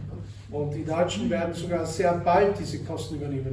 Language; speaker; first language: German; native; German